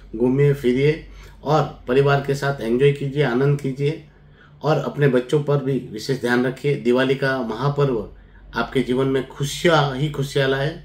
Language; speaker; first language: Hindi; non-native, local second language; Gujarati